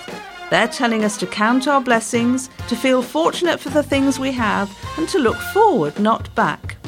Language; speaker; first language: English; native; English